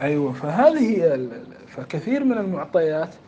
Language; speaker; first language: Arabic; native; Arabic